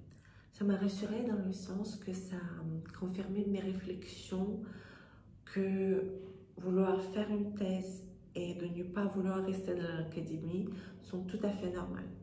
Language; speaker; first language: French; non-native, fluent; Russian